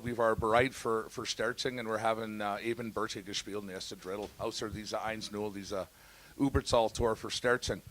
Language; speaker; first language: German; non-native, learner; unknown